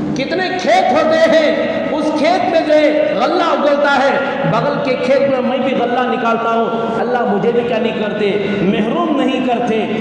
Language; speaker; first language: Urdu; native; Urdu